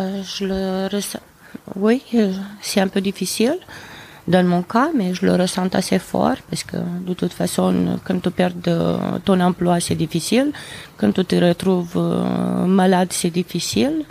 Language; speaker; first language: French; non-native, fluent; Romanian